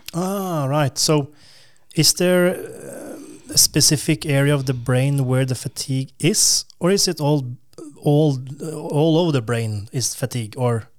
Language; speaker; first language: English; non-native, fluent; Portuguese